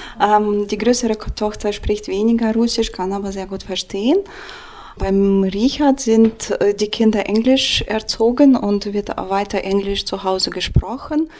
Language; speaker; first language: German; non-native, fluent; Russian